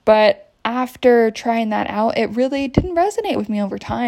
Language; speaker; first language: English; native; English